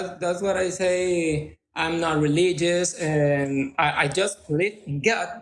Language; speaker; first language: English; non-native, learner; Spanish